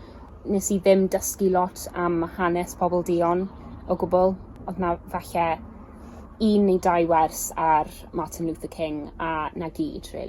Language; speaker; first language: Welsh; non-native, local second language; English